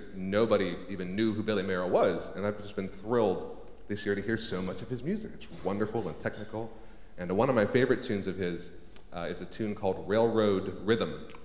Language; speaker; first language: English; native; English